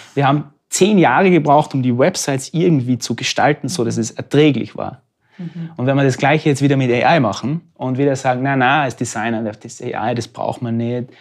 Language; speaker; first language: German; native; German